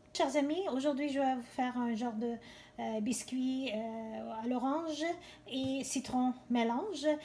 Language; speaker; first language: French; non-native, learner; Persian